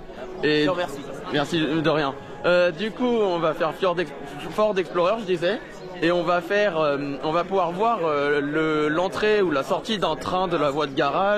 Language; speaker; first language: French; native; French